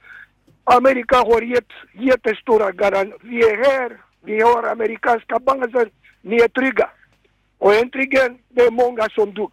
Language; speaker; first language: Swedish; non-native, fluent; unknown